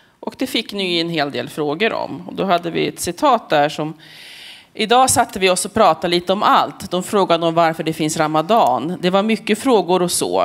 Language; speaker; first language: Swedish; native; Swedish